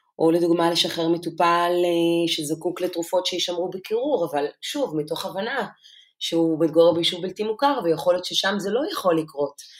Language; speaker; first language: Hebrew; non-native, local second language; Arabic